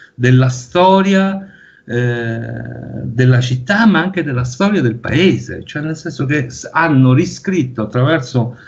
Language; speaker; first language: Italian; native; Italian